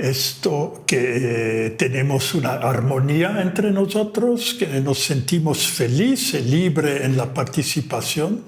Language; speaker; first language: Spanish; non-native, fluent; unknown